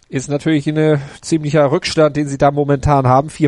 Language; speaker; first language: German; native; German